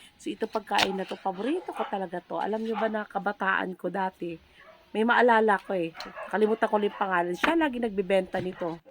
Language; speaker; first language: Filipino; non-native, local second language; Cebuano